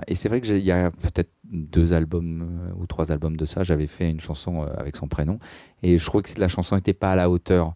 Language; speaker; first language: French; native; French